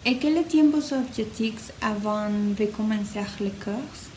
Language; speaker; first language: French; non-native, learner; Spanish